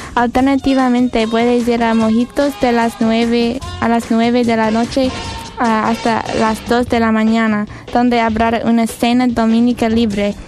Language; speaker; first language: Spanish; non-native, learner; English